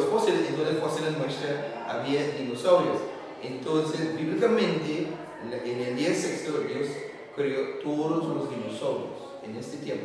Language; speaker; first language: Spanish; non-native, learner; English